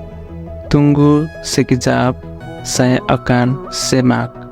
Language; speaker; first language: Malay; non-native, fluent; Nepali